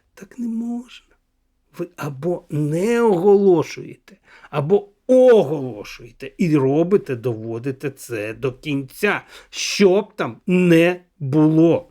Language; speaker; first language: Ukrainian; non-native, local second language; Russian